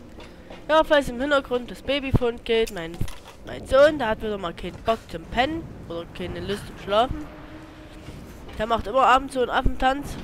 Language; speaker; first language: German; native; German